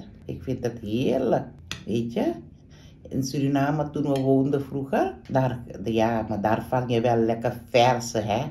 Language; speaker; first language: Dutch; non-native, local second language; Caribbean Hindustani